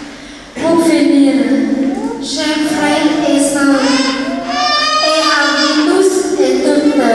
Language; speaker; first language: French; non-native, fluent; Vietnamese